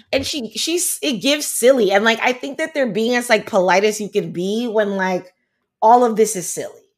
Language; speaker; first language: English; native; English